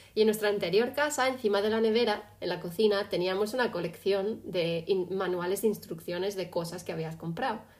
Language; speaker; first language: Spanish; early bilingual, other home language; English